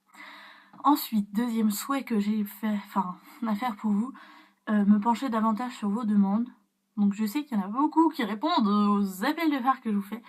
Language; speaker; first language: French; native; French